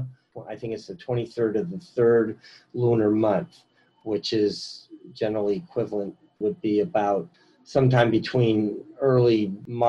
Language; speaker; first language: English; native; English